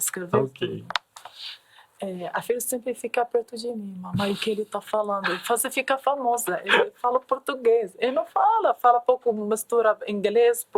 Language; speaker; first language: Portuguese; non-native, learner; Arabic